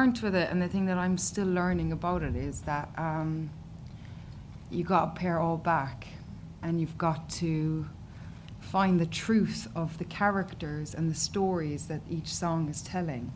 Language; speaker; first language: English; native; English